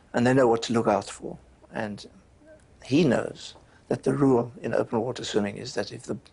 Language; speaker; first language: English; native; English